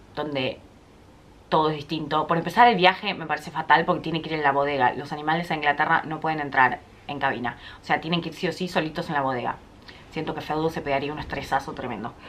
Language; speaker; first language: Spanish; native; Spanish